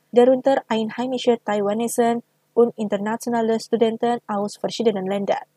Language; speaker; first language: German; non-native, fluent; Indonesian